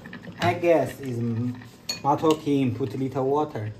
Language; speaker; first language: English; non-native, learner; Chinese